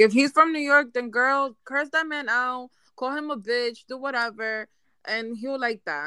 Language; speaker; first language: English; early bilingual, other home language; Spanish